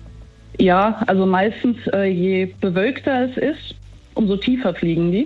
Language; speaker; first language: German; native; German